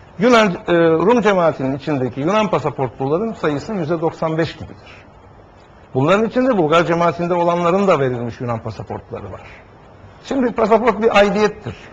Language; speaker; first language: Turkish; native; Turkish